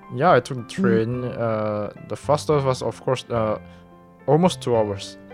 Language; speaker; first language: English; non-native, local second language; Min Nan Chinese